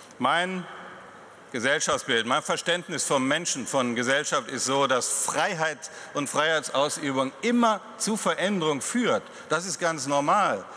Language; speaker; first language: German; native; German